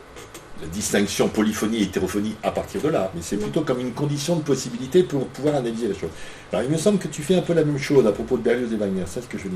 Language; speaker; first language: French; native; French